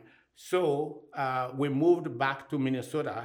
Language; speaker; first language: English; non-native, fluent; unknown